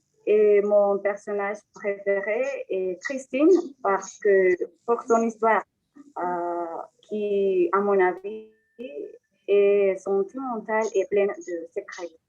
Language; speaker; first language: French; non-native, learner; Spanish